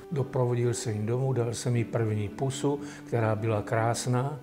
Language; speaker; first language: Czech; early bilingual, other home language; Bulgarian